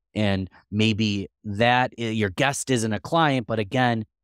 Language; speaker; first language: English; native; English